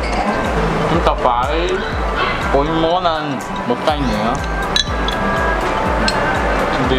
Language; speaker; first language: Vietnamese; non-native, learner; Korean